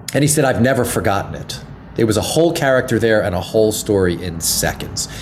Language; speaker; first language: English; native; English